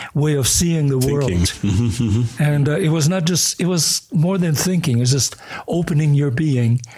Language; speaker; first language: English; early bilingual, other home language; German